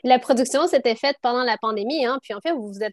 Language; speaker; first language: French; native; French